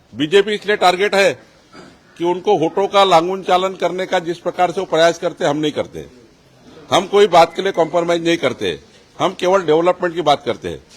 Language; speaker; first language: Hindi; non-native, local second language; Marathi